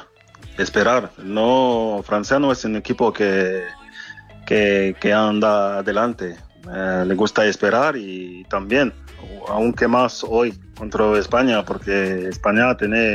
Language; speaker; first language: Spanish; non-native, learner; French